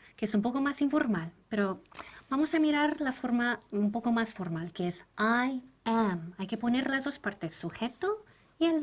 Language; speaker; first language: Spanish; non-native, fluent; English